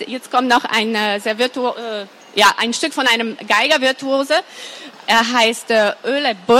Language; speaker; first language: German; non-native, fluent; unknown